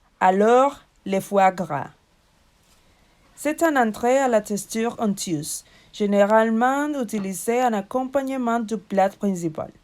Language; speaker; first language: French; non-native, learner; Spanish